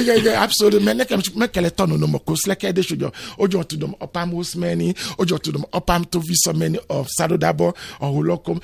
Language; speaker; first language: Hungarian; non-native, fluent; Yoruba